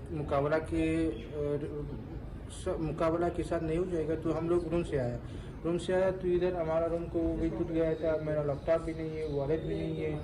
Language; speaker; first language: Hindi; non-native, learner; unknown